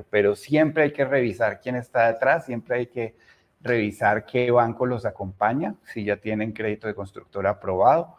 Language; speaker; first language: Spanish; native; Spanish